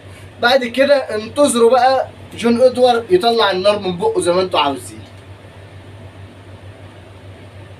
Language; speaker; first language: Arabic; native; Arabic